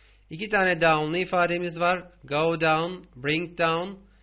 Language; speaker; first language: English; non-native, fluent; Turkish